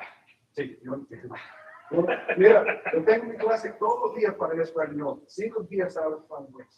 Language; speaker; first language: Spanish; non-native, learner; English